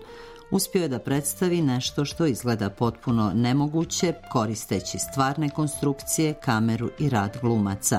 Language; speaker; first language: Croatian; native; Croatian